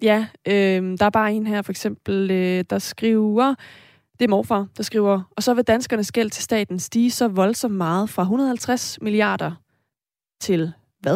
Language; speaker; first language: Danish; native; Danish